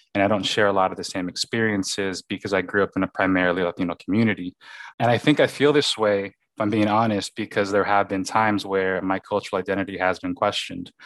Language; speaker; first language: English; early bilingual, other home language; Spanish